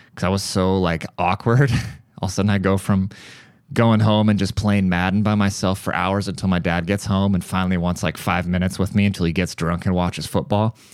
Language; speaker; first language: English; early bilingual, other home language; German